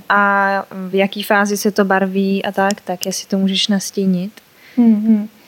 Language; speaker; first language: Czech; native; Czech